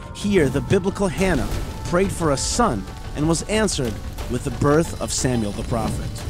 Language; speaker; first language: English; native; English